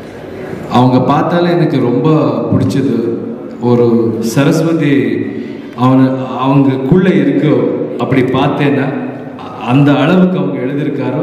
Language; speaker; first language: Tamil; non-native, learner; Kannada